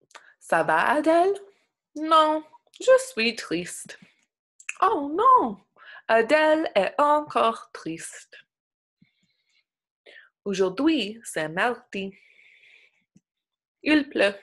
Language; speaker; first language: French; non-native, local second language; English